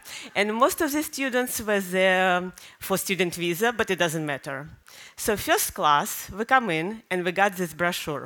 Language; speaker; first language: English; non-native, fluent; Russian